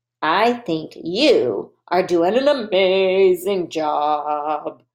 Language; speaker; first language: English; native; English